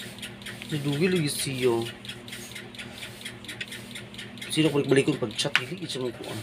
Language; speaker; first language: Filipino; non-native, local second language; Cebuano